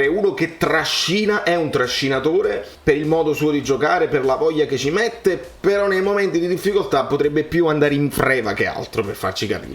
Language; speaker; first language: Italian; native; Italian